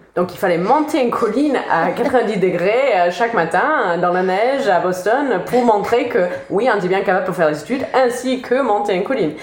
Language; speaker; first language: French; non-native, fluent; English